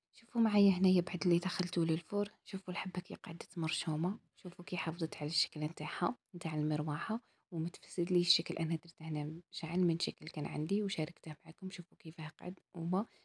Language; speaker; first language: Arabic; native; Arabic